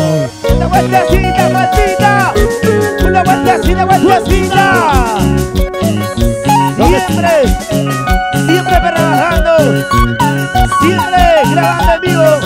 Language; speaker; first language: Spanish; native; Spanish